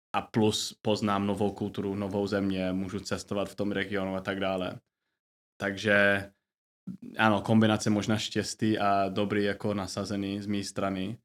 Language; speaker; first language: Czech; non-native, fluent; English